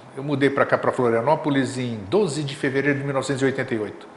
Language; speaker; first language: Portuguese; non-native, fluent; Greek